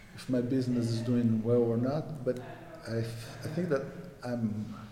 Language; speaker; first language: English; non-native, fluent; Portuguese